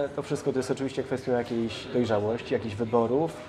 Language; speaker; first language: Polish; early bilingual, other home language; Spanish